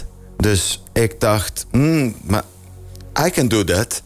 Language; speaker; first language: Dutch; non-native, fluent; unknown